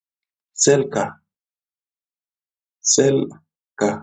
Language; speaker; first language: Spanish; non-native, learner; Haitian Creole